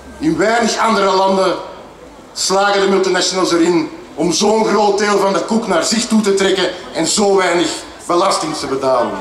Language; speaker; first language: Dutch; native; Dutch